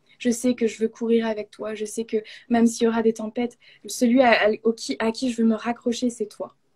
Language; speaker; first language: French; native; French